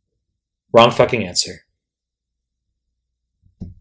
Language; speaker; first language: English; native; English